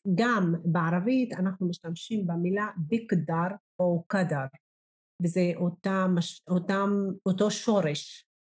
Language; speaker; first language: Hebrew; non-native, local second language; Arabic